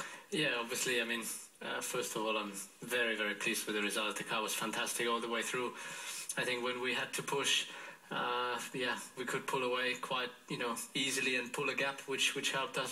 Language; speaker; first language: English; non-native, fluent; German